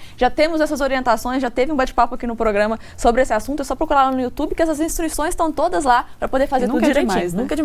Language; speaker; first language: Portuguese; native; Portuguese